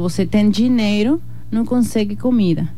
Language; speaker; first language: Portuguese; non-native, learner; Spanish